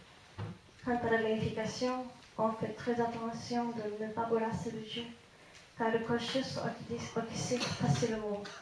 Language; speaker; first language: French; non-native, fluent; Japanese